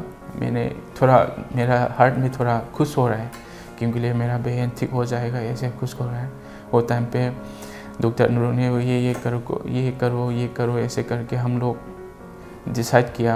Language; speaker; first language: Hindi; non-native, local second language; Manipuri